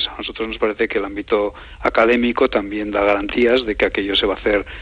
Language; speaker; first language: Spanish; native; Spanish